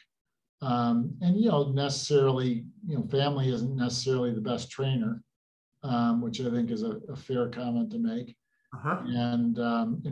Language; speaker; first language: English; native; English